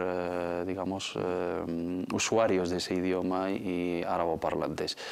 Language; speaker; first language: Spanish; native; Spanish